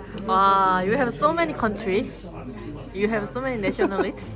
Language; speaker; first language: English; non-native, learner; Korean